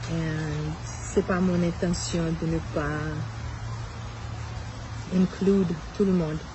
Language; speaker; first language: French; non-native, local second language; Haitian Creole